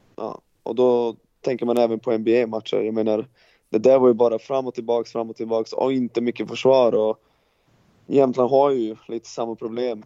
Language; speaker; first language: Swedish; non-native, fluent; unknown